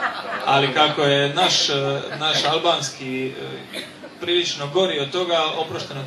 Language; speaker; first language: Bosnian; native; Bosnian